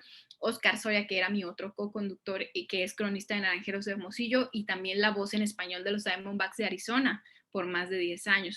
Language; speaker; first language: Spanish; native; Spanish